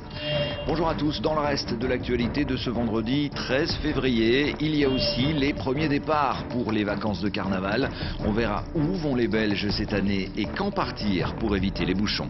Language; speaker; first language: French; native; French